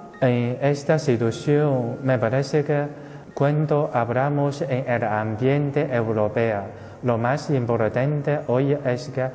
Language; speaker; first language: Spanish; non-native, fluent; Chinese